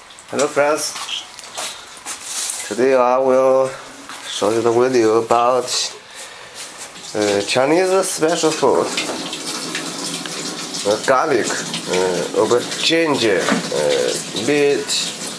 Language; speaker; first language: English; non-native, learner; Chinese